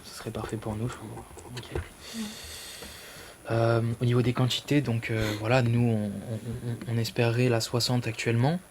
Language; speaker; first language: French; native; French